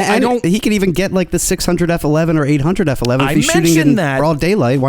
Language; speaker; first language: English; native; English